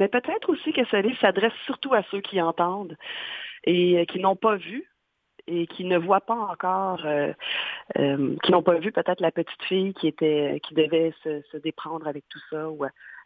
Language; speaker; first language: French; native; French